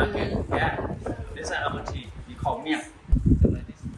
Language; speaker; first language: English; non-native, learner; Thai